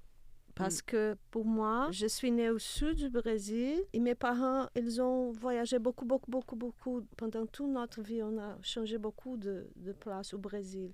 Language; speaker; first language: French; non-native, fluent; Portuguese